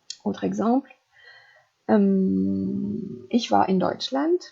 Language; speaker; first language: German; non-native, fluent; French